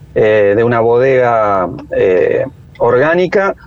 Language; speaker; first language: Spanish; native; Spanish